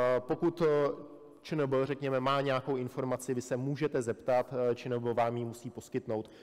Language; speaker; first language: Czech; early bilingual, other home language; Russian